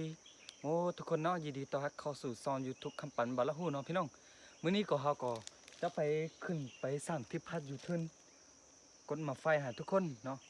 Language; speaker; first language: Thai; non-native, local second language; Lahu